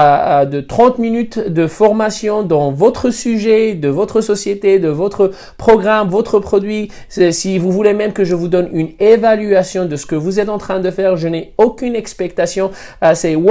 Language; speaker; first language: French; non-native, fluent; Spanish